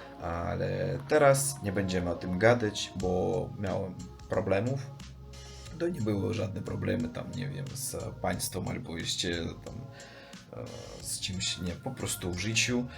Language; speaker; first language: Polish; non-native, learner; Russian